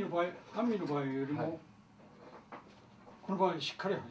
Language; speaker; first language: Japanese; native; Japanese